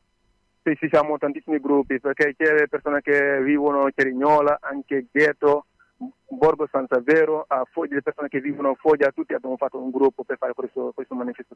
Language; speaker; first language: Italian; non-native, learner; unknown